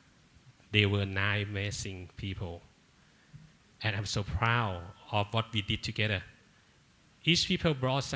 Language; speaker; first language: English; non-native, learner; Thai